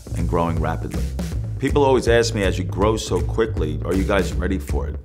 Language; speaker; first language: English; native; English